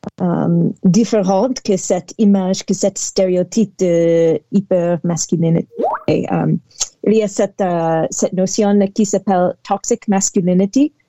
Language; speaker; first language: French; non-native, learner; English